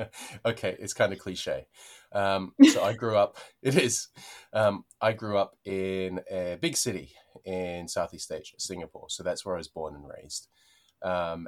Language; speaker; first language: English; native; English